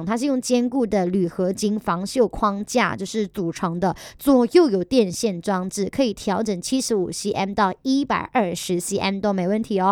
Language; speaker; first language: Chinese; native; Chinese